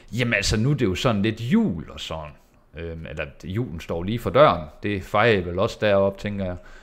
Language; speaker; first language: Danish; native; Danish